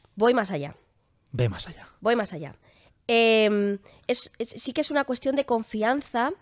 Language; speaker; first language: Spanish; native; Spanish